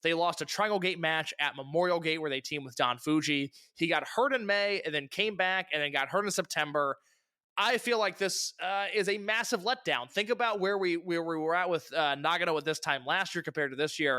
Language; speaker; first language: English; native; English